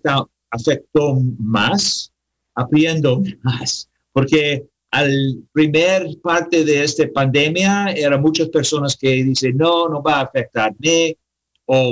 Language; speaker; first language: Spanish; non-native, learner; English